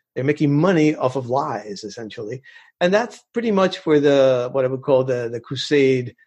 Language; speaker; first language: English; early bilingual, other home language; Spanish